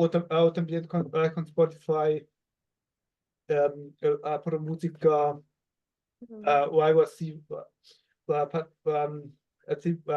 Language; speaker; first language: Spanish; non-native, learner; German